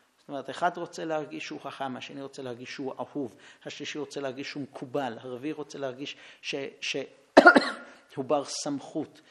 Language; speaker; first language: Hebrew; non-native, fluent; English